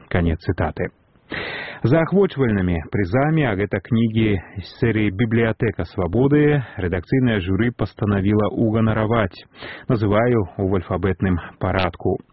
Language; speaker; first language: Belarusian; native; Belarusian